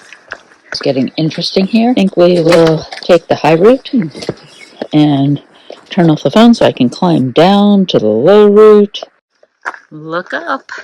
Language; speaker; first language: English; native; English